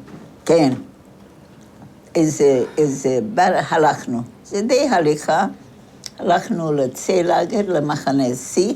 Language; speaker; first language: Hebrew; non-native, fluent; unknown